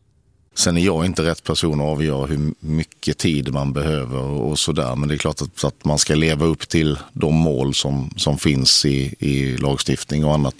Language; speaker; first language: Swedish; native; Swedish